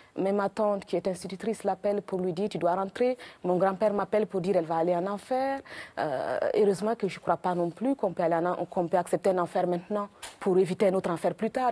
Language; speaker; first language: French; non-native, local second language; Mossi